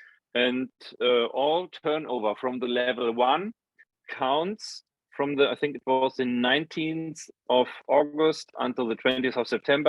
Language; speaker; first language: English; non-native, fluent; German